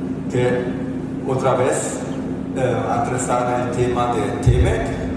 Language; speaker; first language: Spanish; non-native, fluent; German